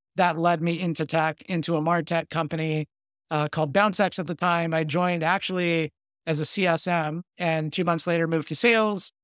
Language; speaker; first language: English; native; English